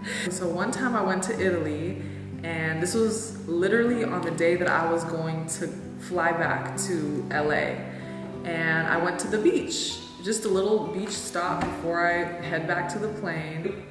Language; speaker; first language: English; early bilingual, other home language; Spanish